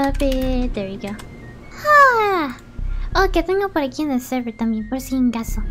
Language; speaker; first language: Spanish; early bilingual, heritage; Spanish